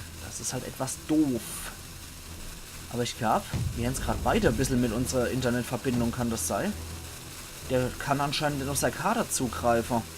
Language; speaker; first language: German; native; German